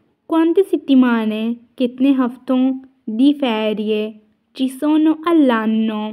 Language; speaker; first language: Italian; non-native, fluent; Urdu